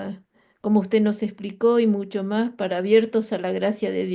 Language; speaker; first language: Spanish; native; Spanish